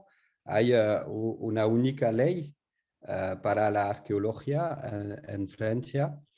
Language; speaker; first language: Spanish; non-native, learner; French